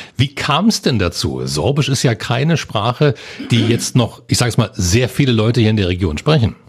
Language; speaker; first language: German; native; German